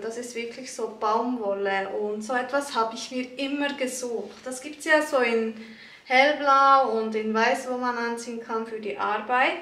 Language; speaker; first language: German; early bilingual, other home language; Turkish